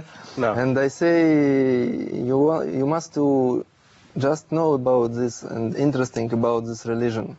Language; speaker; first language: English; non-native, learner; Russian